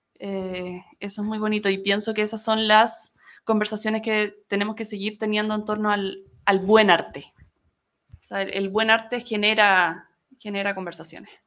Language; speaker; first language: Spanish; native; Spanish